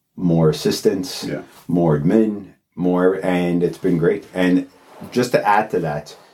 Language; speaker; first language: English; native; English